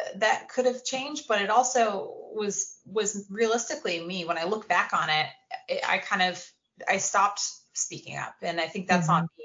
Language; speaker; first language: English; native; English